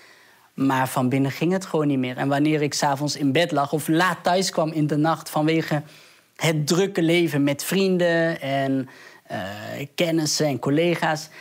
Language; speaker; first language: Dutch; early bilingual, other home language; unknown